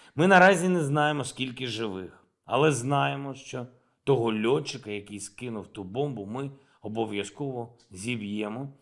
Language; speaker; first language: Ukrainian; non-native, local second language; Russian